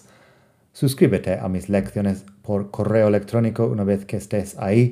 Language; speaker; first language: Spanish; non-native, fluent; English